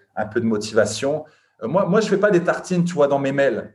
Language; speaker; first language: French; native; French